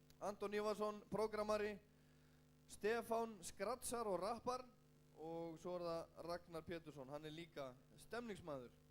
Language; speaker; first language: Icelandic; native; Icelandic